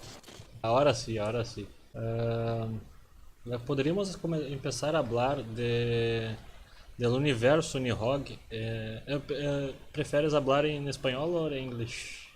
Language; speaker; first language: Spanish; non-native, learner; Portuguese